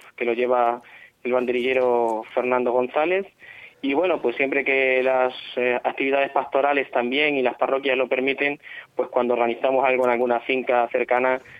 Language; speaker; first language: Spanish; native; Spanish